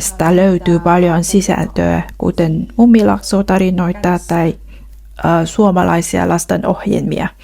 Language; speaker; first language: Finnish; non-native, fluent; Vietnamese